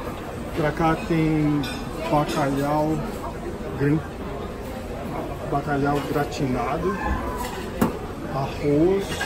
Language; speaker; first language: Portuguese; non-native, fluent; Japanese